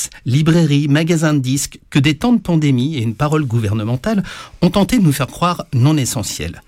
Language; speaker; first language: French; native; French